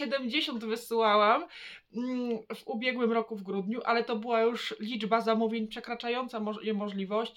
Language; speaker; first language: Polish; native; Polish